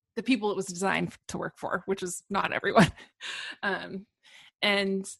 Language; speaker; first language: English; native; English